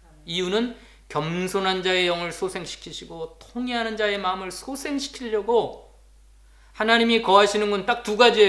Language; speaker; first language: Korean; native; Korean